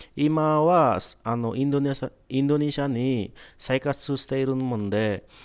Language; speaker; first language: Japanese; non-native, fluent; Indonesian